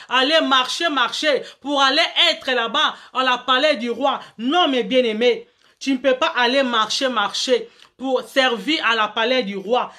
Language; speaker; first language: French; non-native, local second language; Lingala